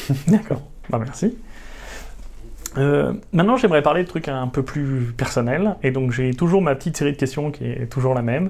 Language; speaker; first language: French; native; French